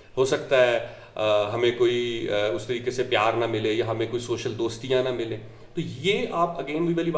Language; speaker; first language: Urdu; native; Urdu